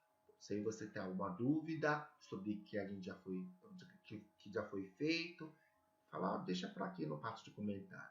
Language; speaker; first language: Portuguese; non-native, learner; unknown